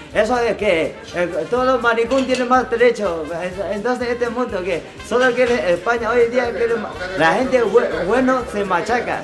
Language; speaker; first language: Spanish; non-native, learner; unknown